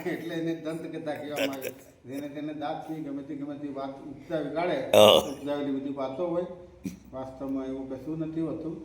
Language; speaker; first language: Gujarati; non-native, local second language; Bhili